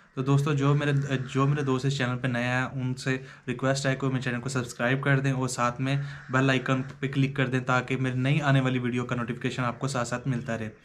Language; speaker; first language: Urdu; non-native, local second language; Punjabi